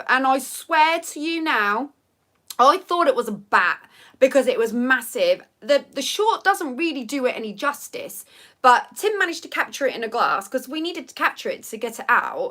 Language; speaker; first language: English; native; English